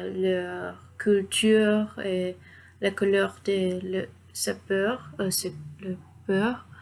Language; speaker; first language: French; non-native, learner; Spanish